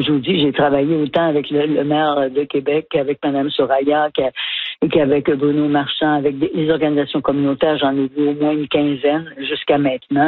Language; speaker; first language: French; native; French